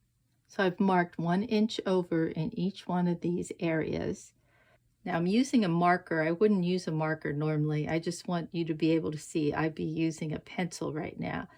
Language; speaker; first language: English; native; English